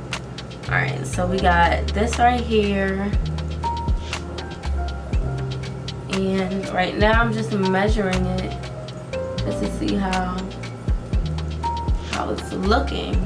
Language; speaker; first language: English; native; English